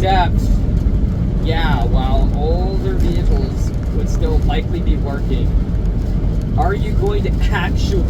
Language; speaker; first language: English; native; English